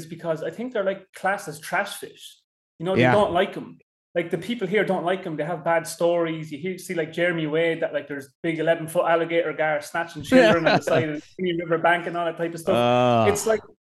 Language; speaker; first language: English; native; English